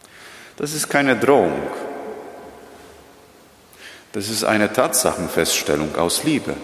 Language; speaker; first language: German; non-native, fluent; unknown